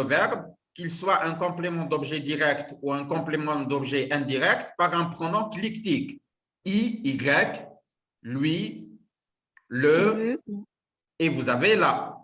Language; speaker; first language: French; non-native, local second language; Arabic